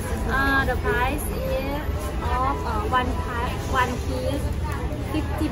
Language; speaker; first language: English; non-native, learner; Thai